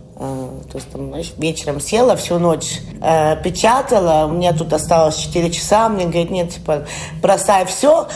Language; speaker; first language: Russian; early bilingual, heritage; Russian